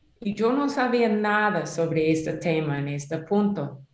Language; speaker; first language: Spanish; non-native, learner; English